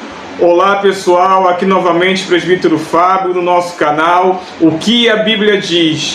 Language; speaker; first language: Portuguese; native; Portuguese